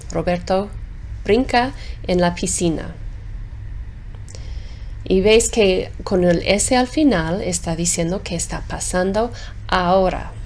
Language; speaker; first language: Spanish; non-native, fluent; English